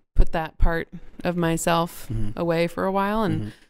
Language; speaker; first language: English; native; English